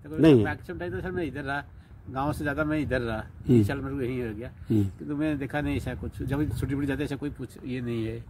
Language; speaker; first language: Hindi; non-native, local second language; Odia